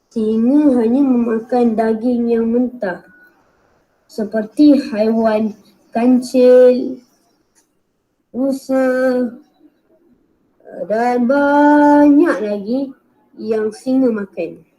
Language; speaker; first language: Malay; native; Malay